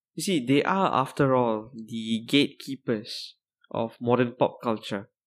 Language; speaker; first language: English; non-native, local second language; Tamil